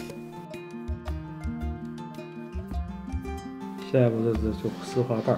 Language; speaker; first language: Chinese; non-native, local second language; Korean